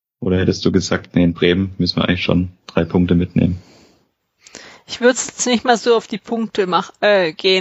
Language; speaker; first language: German; native; German